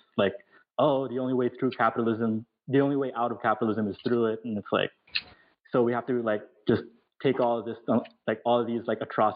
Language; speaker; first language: English; non-native, local second language; Filipino